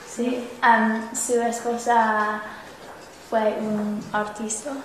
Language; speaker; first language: Spanish; non-native, learner; English